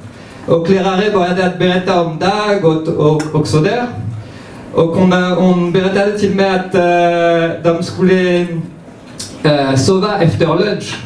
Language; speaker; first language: Swedish; non-native, fluent; French